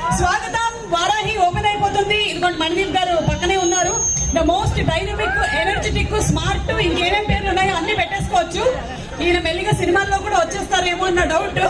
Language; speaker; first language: Telugu; native; Telugu